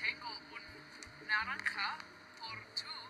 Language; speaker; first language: Spanish; non-native, learner; English